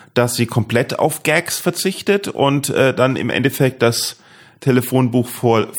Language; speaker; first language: German; native; German